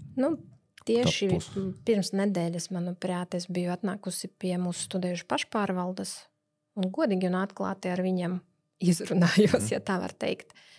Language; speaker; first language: Latvian; non-native, local second language; Russian